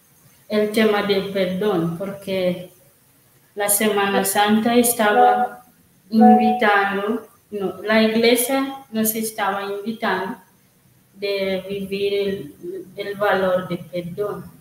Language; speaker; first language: Spanish; non-native, learner; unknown